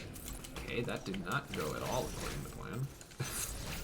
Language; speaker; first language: English; native; English